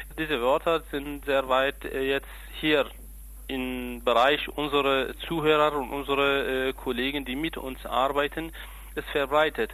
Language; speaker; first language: German; non-native, fluent; Kurdish